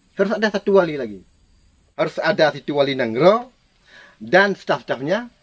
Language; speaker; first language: Malay; non-native, local second language; Minangkabau